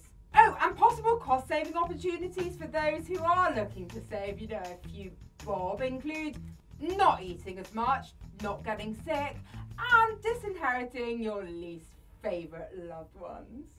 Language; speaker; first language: English; native; English